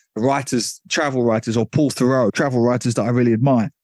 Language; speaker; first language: English; native; English